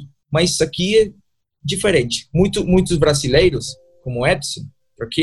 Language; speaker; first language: Portuguese; non-native, learner; Spanish